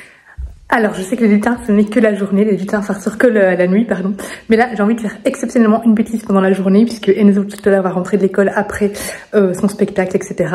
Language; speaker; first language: French; native; French